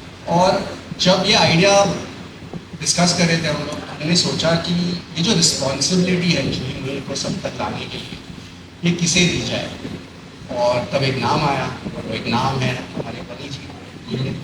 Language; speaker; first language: Hindi; native; Hindi